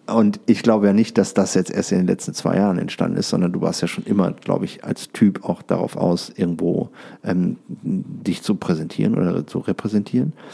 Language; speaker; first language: German; native; German